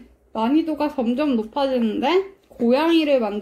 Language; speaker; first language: Korean; native; Korean